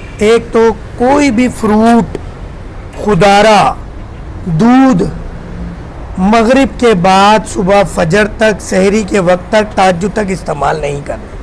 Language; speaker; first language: Urdu; non-native, local second language; Punjabi